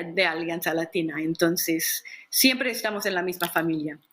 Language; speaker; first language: Spanish; non-native, fluent; English